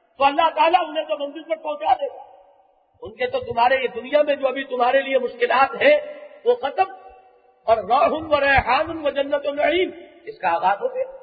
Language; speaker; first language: Urdu; native; Urdu